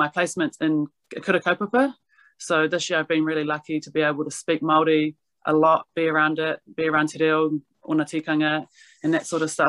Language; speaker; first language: English; non-native, local second language; Māori